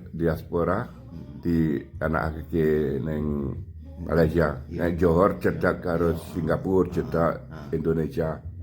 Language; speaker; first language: Javanese; early bilingual, heritage; Javanese